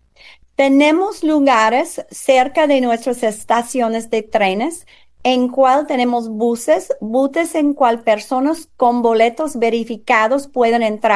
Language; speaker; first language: Spanish; non-native, fluent; English